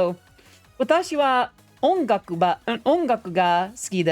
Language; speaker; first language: Japanese; non-native, learner; English